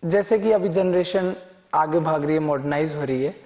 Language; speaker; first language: Hindi; native; Hindi